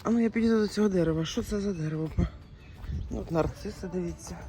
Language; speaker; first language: Ukrainian; non-native, local second language; Russian